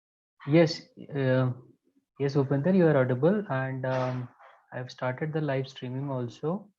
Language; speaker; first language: English; non-native, local second language; Hindi